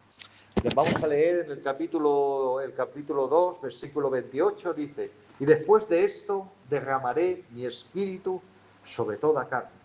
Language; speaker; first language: Spanish; native; Spanish